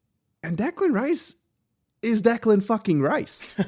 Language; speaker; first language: English; native; English